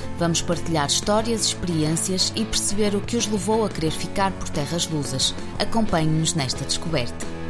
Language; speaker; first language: Portuguese; native; Portuguese